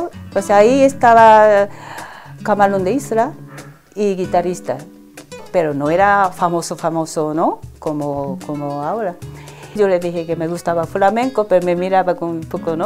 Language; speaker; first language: Spanish; non-native, learner; Japanese